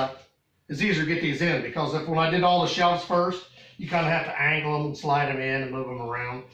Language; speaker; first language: English; native; English